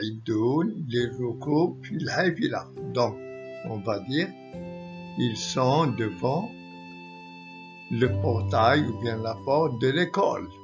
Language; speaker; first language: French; non-native, local second language; Arabic